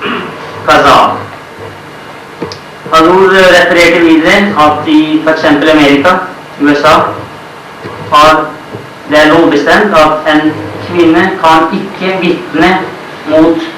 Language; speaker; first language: Norwegian; non-native, fluent; Urdu